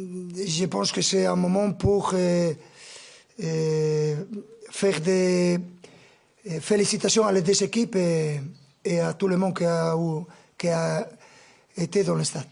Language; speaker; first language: French; non-native, fluent; Spanish